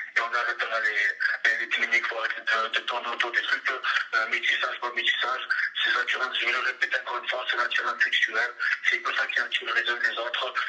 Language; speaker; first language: French; early bilingual, other home language; Kabyle